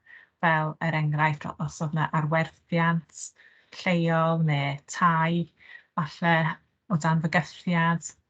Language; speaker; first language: Welsh; native; Welsh